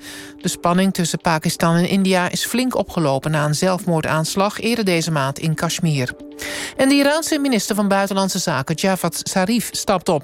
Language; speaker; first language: Dutch; native; Dutch